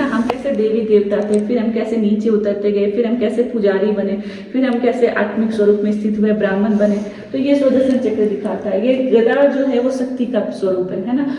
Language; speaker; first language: Hindi; native; Hindi